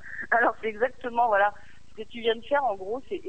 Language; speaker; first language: French; native; French